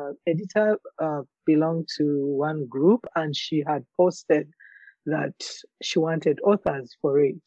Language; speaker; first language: English; non-native, local second language; Ganda